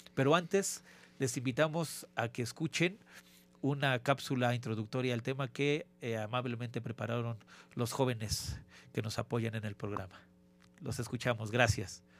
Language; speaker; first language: Spanish; native; Spanish